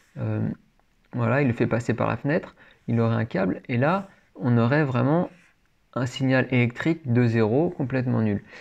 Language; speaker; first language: French; native; French